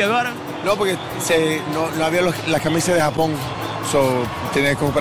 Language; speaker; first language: Spanish; early bilingual, heritage; Spanish